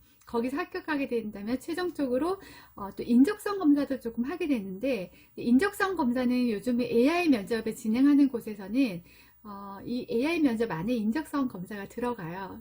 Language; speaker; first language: Korean; native; Korean